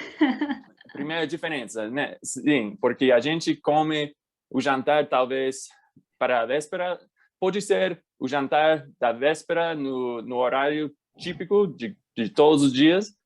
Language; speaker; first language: Portuguese; non-native, fluent; English